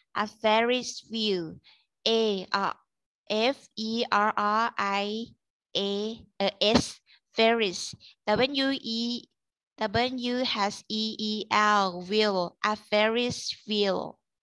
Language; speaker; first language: English; non-native, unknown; Thai